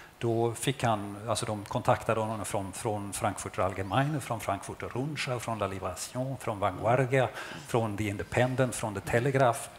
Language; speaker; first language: Swedish; native; Swedish